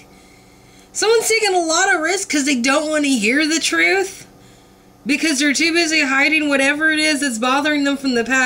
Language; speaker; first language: English; native; English